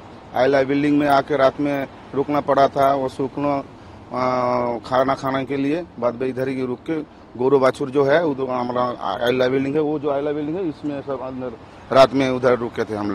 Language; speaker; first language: Hindi; non-native, local second language; Bangla